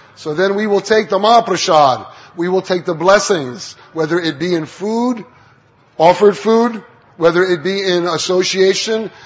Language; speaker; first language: English; native; English